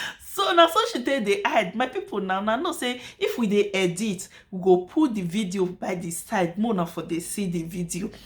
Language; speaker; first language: Nigerian Pidgin; native; Nigerian Pidgin